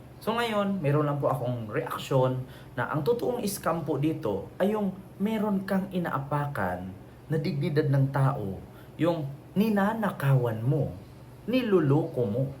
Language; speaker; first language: Filipino; native; Filipino